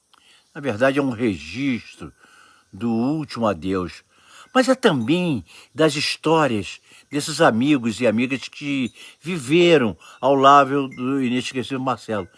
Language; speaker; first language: Portuguese; native; Portuguese